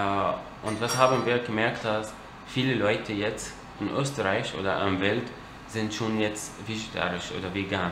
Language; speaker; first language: German; non-native, learner; Arabic